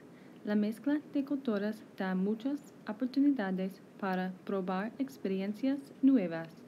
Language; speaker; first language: Spanish; non-native, learner; English